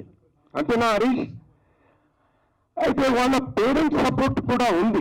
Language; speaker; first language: Telugu; native; Telugu